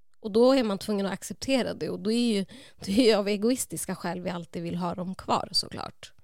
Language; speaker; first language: Swedish; native; Swedish